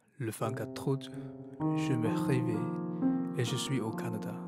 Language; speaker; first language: French; non-native, learner; Cantonese